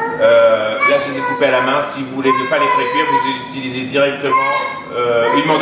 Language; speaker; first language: French; native; French